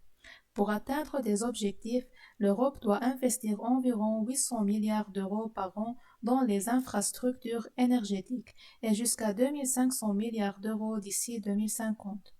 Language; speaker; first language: French; non-native, fluent; Arabic